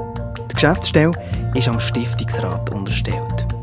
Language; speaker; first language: German; native; German